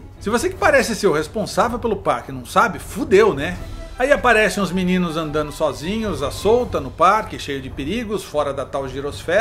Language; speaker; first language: Portuguese; native; Portuguese